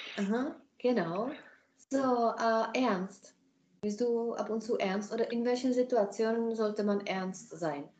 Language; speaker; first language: German; non-native, fluent; Czech